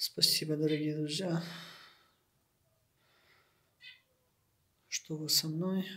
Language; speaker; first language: Russian; non-native, local second language; Romanian